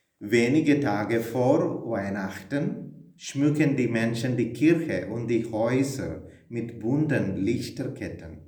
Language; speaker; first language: German; non-native, fluent; Malayalam